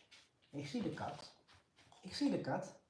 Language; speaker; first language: Dutch; non-native, fluent; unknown